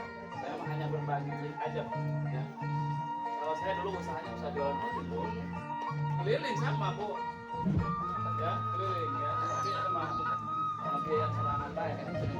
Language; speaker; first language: Indonesian; non-native, local second language; Sundanese